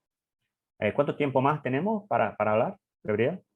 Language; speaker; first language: Spanish; non-native, learner; English